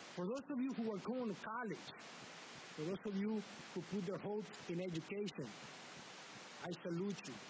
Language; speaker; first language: English; early bilingual, other home language; Spanish